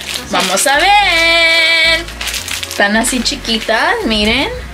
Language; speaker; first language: Spanish; native; Spanish